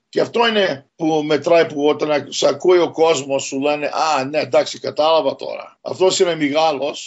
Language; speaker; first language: Greek; early bilingual, heritage; Greek